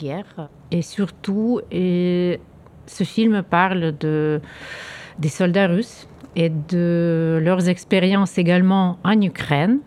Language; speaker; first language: French; non-native, fluent; Ukrainian